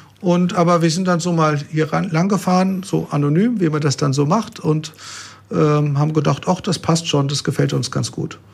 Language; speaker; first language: German; native; German